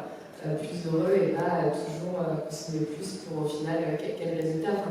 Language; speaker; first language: French; native; French